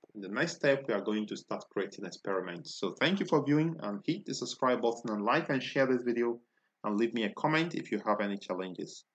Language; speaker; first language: English; non-native, local second language; Igbo